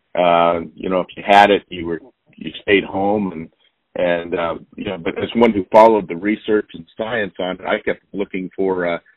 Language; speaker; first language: English; native; English